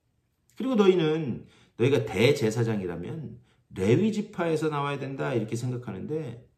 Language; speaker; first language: Korean; native; Korean